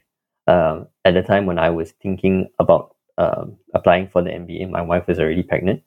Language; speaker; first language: English; non-native, local second language; Malay